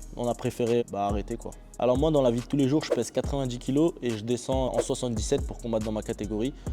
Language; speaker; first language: French; early bilingual, other home language; Chechen